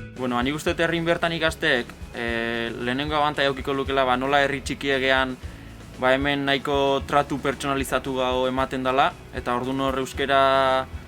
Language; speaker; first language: Basque; native; Basque